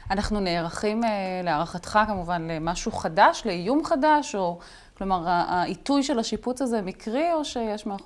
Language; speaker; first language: Hebrew; native; Hebrew